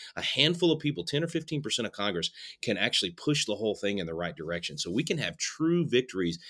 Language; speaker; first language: English; native; English